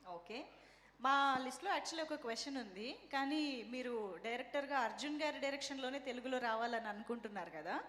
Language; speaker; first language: Telugu; native; Telugu